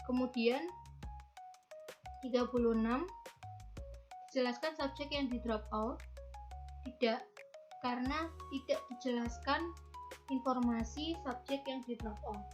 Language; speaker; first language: Indonesian; native; Indonesian